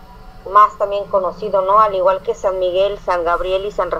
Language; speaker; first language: Spanish; native; Spanish